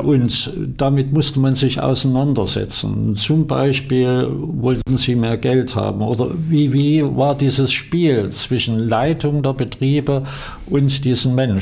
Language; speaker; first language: German; native; German